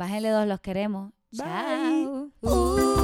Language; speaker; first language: Spanish; native; Spanish